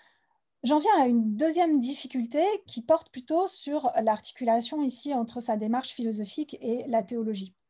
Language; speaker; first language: French; native; French